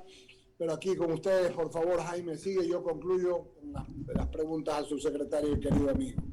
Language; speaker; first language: Spanish; native; Spanish